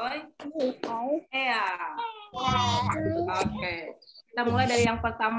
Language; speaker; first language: Indonesian; native; Indonesian